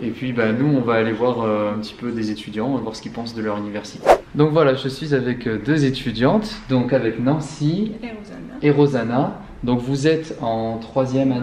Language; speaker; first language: French; native; French